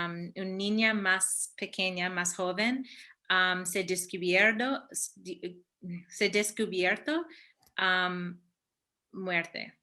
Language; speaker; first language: Spanish; early bilingual, heritage; Spanish